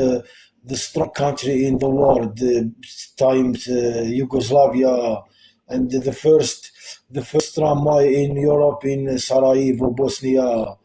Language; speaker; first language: English; non-native, local second language; Arabic